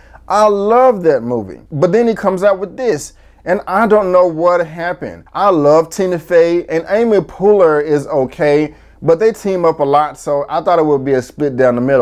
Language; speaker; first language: English; native; English